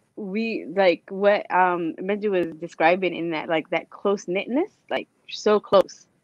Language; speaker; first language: English; native; English